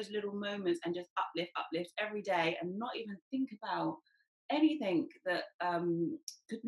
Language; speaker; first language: English; native; English